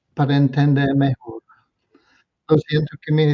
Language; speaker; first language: Spanish; non-native, learner; English